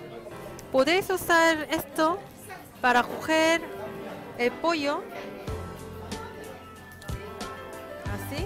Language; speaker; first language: Spanish; non-native, fluent; Korean